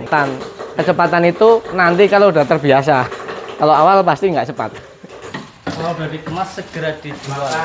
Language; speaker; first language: Indonesian; non-native, local second language; Javanese